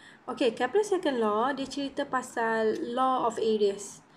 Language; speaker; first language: English; non-native, local second language; Malay